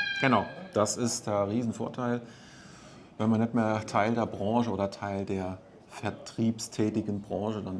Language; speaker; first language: German; native; German